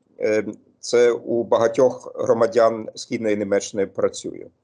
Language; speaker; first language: Ukrainian; non-native, fluent; German